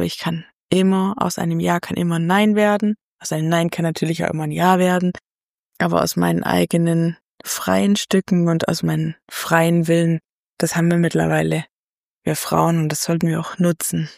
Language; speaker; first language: German; native; German